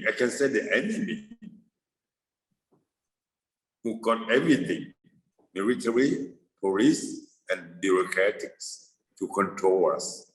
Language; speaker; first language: English; non-native, fluent; Thai